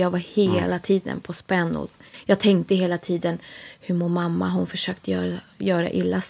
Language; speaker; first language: Swedish; native; Swedish